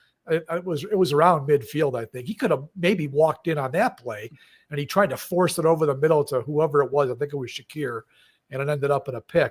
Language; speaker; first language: English; native; English